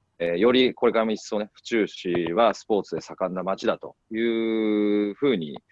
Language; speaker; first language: Japanese; native; Japanese